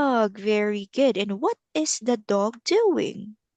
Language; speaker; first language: English; non-native, local second language; Filipino